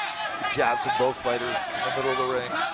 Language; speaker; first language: English; native; English